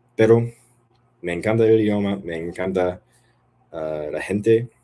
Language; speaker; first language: Spanish; non-native, learner; English